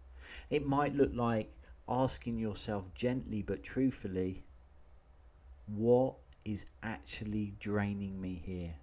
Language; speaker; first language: English; native; English